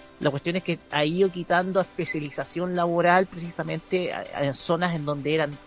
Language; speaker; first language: Spanish; native; Spanish